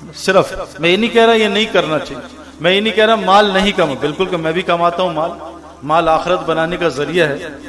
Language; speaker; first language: Urdu; native; Urdu